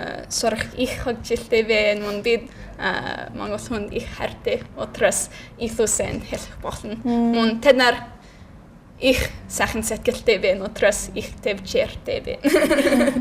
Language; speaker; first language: Mongolian; non-native, learner; English